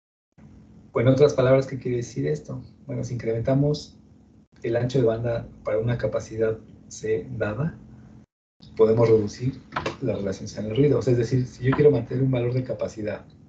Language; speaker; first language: Spanish; native; Spanish